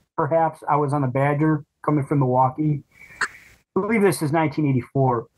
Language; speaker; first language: English; native; English